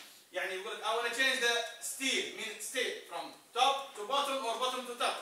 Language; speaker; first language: English; non-native, fluent; Arabic